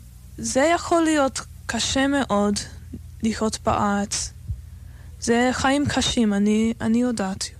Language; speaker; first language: Hebrew; non-native, fluent; English